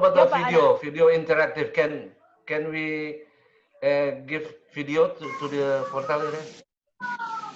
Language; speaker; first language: English; non-native, learner; Indonesian